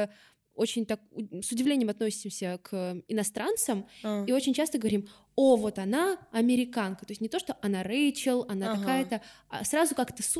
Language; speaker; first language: Russian; native; Russian